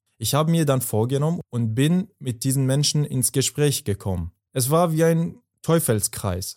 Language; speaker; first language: German; non-native, fluent; Persian